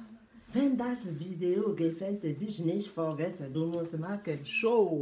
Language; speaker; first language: German; non-native, learner; French